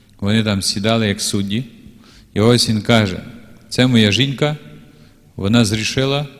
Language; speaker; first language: Ukrainian; native; Ukrainian